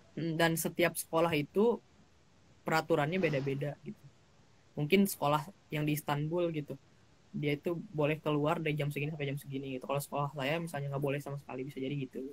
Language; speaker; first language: Indonesian; native; Indonesian